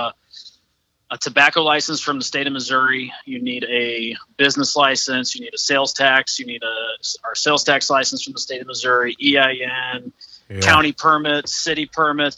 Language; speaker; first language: English; native; English